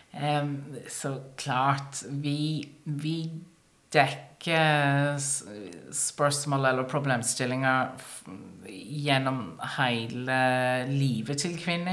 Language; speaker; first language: Norwegian; non-native, fluent; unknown